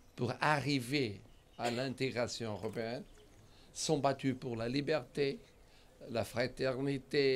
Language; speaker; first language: French; non-native, fluent; Portuguese